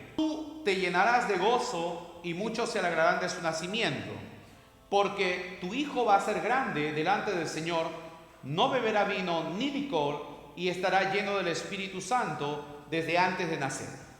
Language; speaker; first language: Spanish; native; Spanish